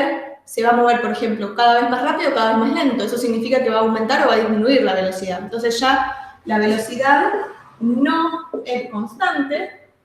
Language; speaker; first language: Spanish; native; Spanish